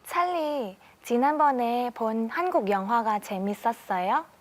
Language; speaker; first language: Korean; non-native, learner; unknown